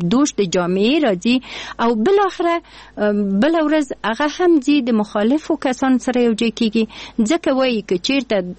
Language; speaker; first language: Pashto; non-native, local second language; Persian